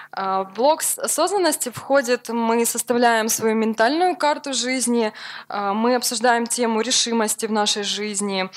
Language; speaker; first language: Russian; native; Russian